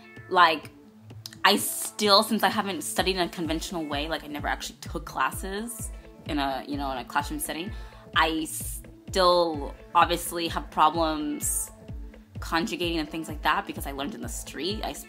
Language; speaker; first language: English; native; English